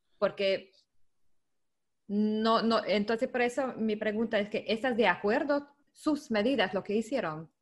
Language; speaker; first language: Spanish; non-native, learner; Hungarian